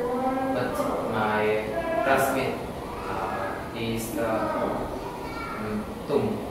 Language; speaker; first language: English; non-native, learner; Vietnamese